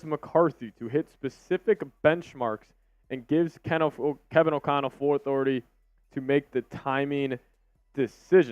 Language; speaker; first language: English; native; English